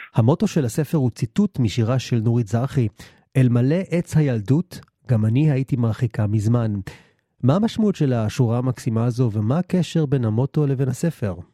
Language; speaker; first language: Hebrew; native; Hebrew